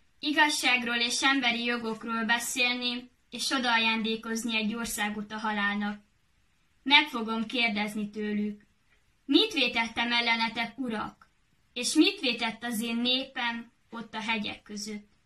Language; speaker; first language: Hungarian; native; Hungarian